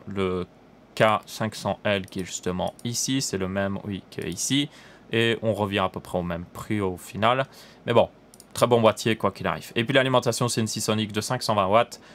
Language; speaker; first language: French; native; French